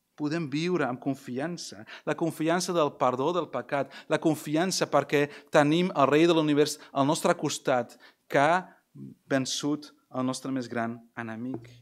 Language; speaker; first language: Catalan; non-native, fluent; English